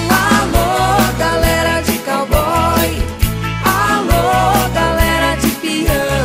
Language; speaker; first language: Portuguese; native; Portuguese